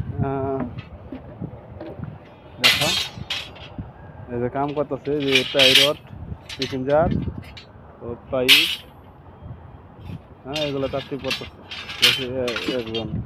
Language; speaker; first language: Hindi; non-native, learner; Bangla